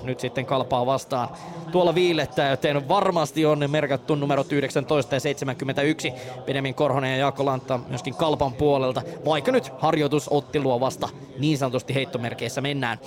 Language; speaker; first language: Finnish; native; Finnish